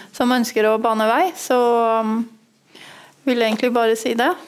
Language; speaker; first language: Norwegian; early bilingual, other home language; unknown